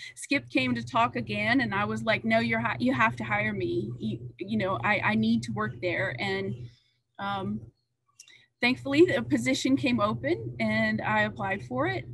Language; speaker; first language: English; native; English